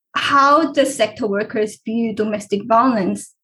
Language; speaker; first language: English; non-native, fluent; Korean